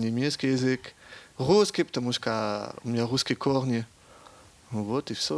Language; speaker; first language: Russian; early bilingual, heritage; French